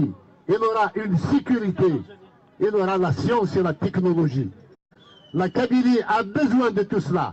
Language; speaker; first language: French; non-native, local second language; Kabyle